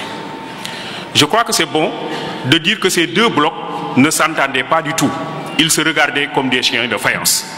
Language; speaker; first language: French; non-native, local second language; Wolof